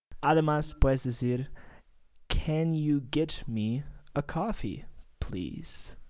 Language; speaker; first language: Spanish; non-native, fluent; English